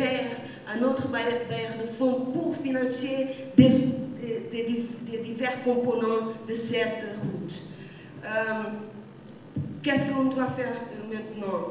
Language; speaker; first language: French; non-native, fluent; Portuguese